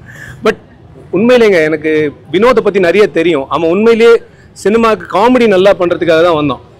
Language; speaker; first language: Tamil; native; Tamil